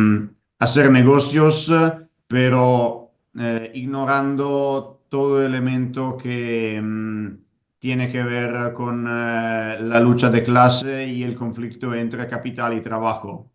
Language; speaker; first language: Spanish; non-native, fluent; Italian